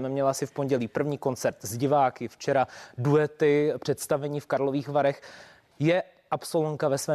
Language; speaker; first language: Czech; native; Czech